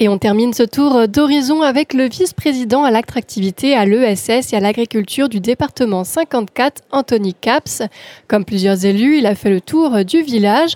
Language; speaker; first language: French; native; French